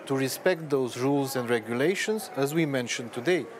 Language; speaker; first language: English; non-native, fluent; Romanian